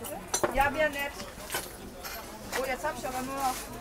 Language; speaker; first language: German; native; German